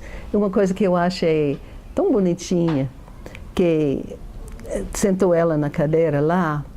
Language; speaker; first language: Portuguese; non-native, fluent; English